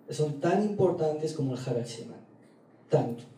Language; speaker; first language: Portuguese; non-native, learner; Galician